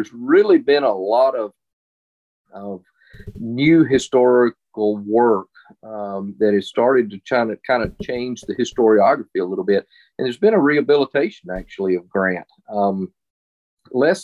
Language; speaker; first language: English; native; English